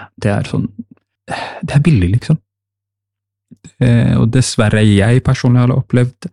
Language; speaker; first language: Norwegian; non-native, fluent; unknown